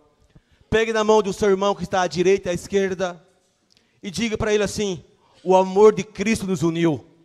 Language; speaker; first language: Portuguese; native; Portuguese